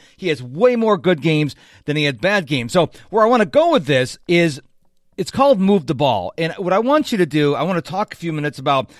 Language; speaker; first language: English; native; English